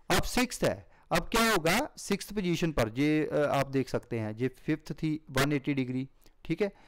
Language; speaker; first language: Hindi; non-native, local second language; Punjabi